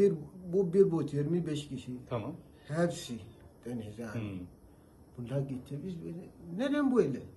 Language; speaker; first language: Turkish; non-native, learner; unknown